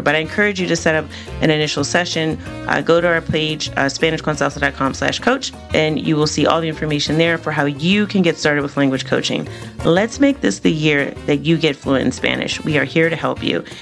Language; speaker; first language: English; native; English